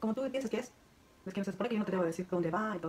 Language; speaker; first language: Spanish; native; Spanish